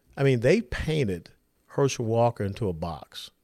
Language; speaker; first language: English; native; English